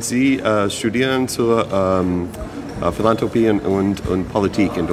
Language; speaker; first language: German; non-native, fluent; English